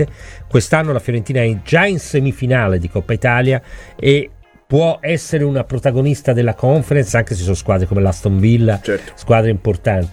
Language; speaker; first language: Italian; native; Italian